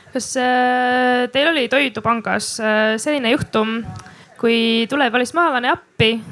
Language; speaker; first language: Estonian; non-native, local second language; Russian